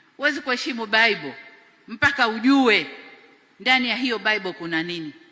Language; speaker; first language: Swahili; native; Swahili